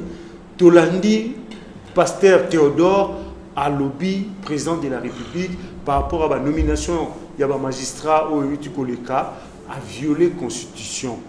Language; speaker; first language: French; non-native, local second language; Lingala